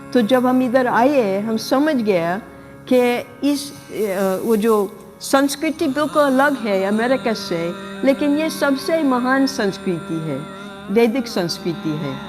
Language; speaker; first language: Hindi; non-native, learner; English